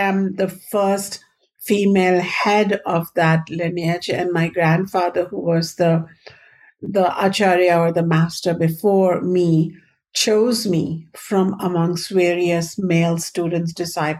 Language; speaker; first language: English; non-native, local second language; Hindi